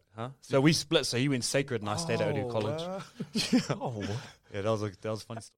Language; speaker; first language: English; native; English